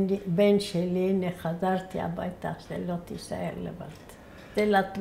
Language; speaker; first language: Hebrew; early bilingual, other home language; Arabic